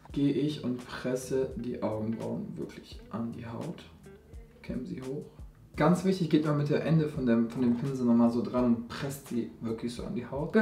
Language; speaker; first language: German; early bilingual, other home language; Albanian